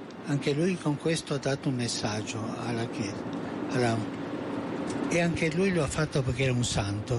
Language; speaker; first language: Italian; non-native, fluent; Spanish